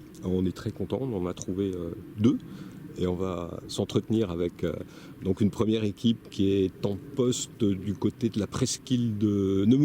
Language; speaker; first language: French; native; French